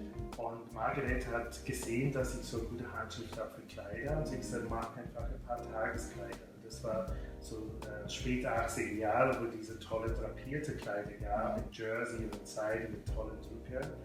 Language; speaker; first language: German; non-native, fluent; English